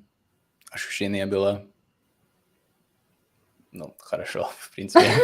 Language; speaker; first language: Russian; non-native, fluent; English